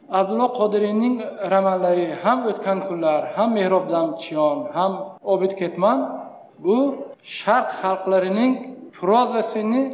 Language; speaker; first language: Uzbek; non-native, fluent; Tajik